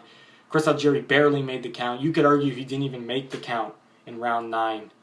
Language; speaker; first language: English; native; English